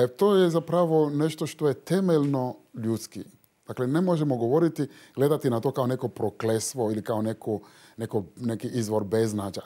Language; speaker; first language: Croatian; non-native, fluent; Fon